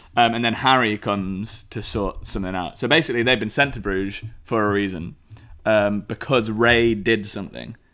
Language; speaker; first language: English; native; English